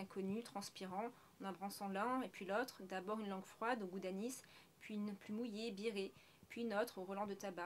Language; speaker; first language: French; native; French